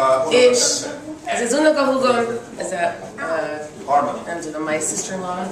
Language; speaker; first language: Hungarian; early bilingual, heritage; English